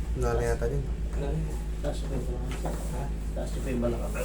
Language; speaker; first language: Filipino; native; Filipino